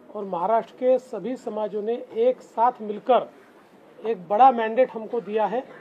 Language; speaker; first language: Hindi; non-native, local second language; Marathi